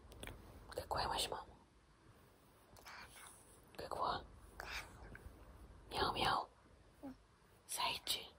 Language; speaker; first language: Bulgarian; native; Bulgarian